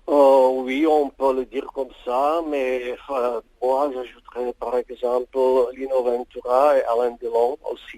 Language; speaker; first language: French; non-native, fluent; Czech